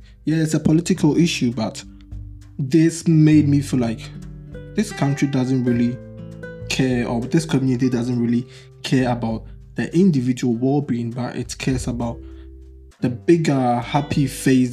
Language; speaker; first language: English; non-native, local second language; Akan